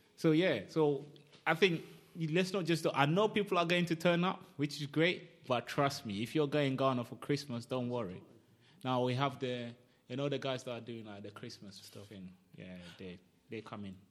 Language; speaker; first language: English; non-native, local second language; Akan